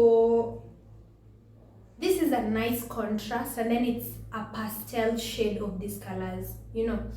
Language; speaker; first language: English; non-native, local second language; Swahili